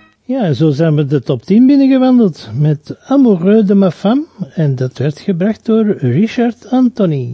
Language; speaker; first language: Dutch; native; Dutch